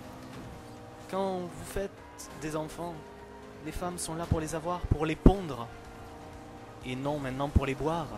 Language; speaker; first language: French; native; French